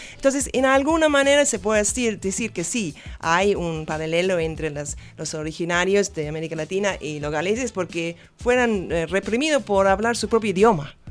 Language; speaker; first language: Spanish; non-native, fluent; English